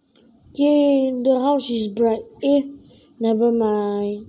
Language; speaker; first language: English; non-native, local second language; Malay